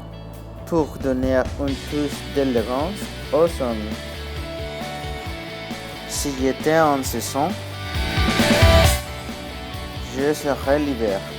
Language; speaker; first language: French; non-native, learner; Spanish